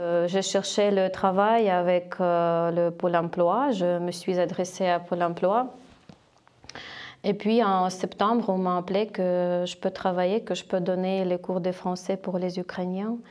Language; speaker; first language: French; non-native, fluent; Ukrainian